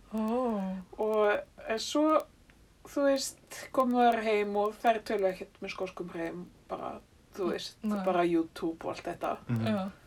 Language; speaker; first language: Icelandic; native; Icelandic